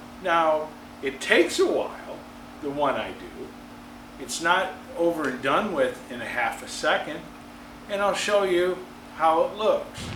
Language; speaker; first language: English; native; English